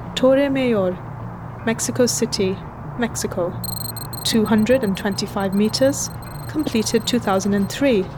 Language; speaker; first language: English; non-native, local second language; Hindi